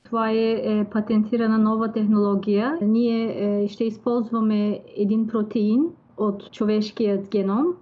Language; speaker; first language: Bulgarian; non-native, local second language; Turkish